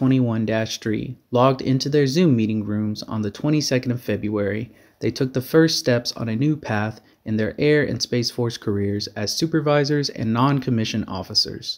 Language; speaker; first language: English; native; English